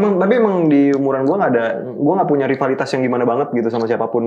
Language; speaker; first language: Indonesian; native; Indonesian